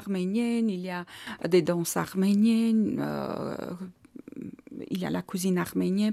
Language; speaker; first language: French; non-native, learner; Armenian